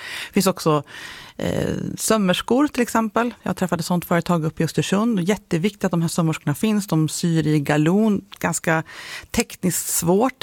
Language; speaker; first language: Swedish; native; Swedish